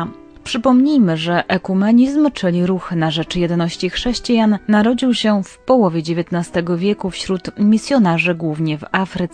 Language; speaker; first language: Polish; native; Polish